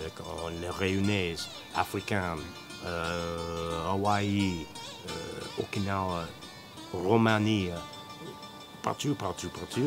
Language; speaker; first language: French; non-native, learner; English